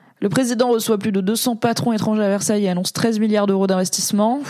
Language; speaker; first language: French; native; French